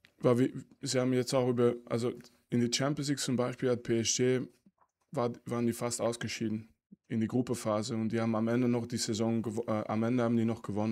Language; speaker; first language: German; non-native, fluent; French